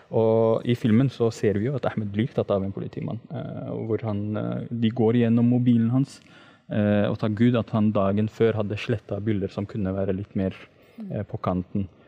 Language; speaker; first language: Norwegian; non-native, fluent; Arabic